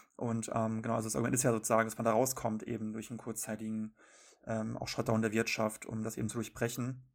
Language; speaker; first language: German; native; German